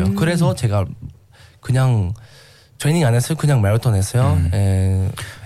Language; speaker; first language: Korean; non-native, learner; English